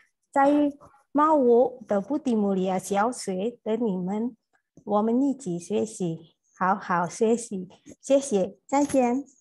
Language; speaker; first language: Chinese; non-native, learner; Indonesian